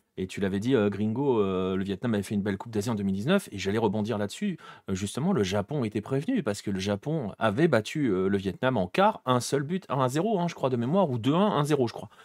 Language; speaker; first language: French; native; French